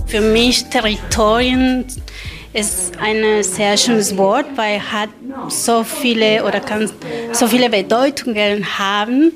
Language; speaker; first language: German; non-native, learner; Spanish